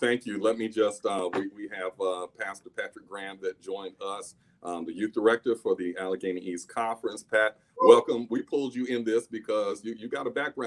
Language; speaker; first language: English; native; English